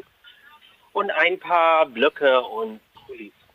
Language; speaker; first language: German; non-native, fluent; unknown